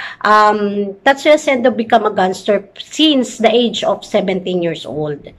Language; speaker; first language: English; non-native, local second language; Filipino